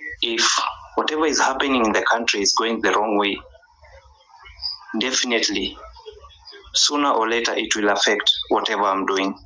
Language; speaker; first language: English; non-native, local second language; Swahili